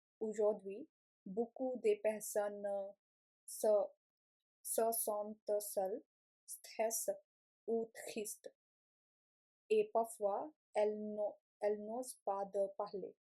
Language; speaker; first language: French; non-native, learner; Punjabi